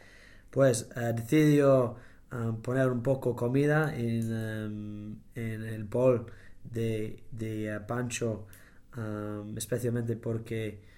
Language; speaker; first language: Spanish; non-native, learner; English